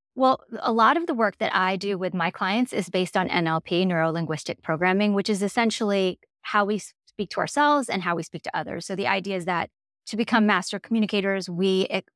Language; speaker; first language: English; native; English